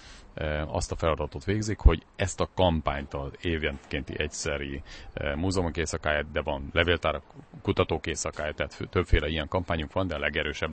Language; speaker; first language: Hungarian; native; Hungarian